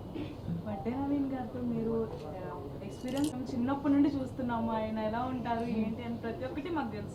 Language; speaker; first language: Telugu; native; Telugu